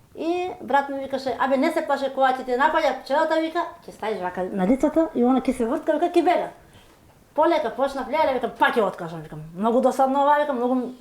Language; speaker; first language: Macedonian; non-native, local second language; Turkish